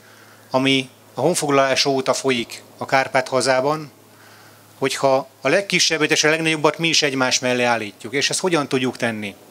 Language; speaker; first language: Hungarian; native; Hungarian